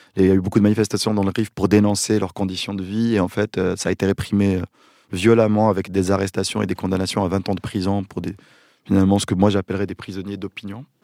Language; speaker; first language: French; non-native, local second language; Arabic